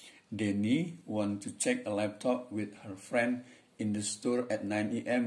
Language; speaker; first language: English; non-native, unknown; Indonesian